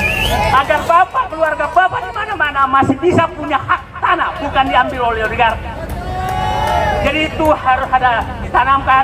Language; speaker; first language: Indonesian; native; Indonesian